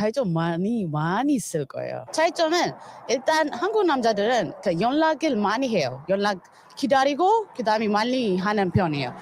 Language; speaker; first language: Korean; non-native, fluent; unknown